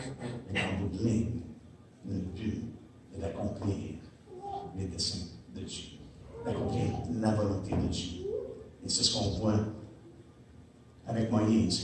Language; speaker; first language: French; native; French